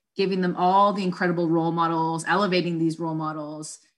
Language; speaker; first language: English; non-native, fluent; Spanish